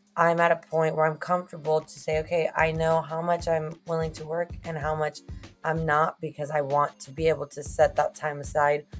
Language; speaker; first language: English; early bilingual, other home language; Spanish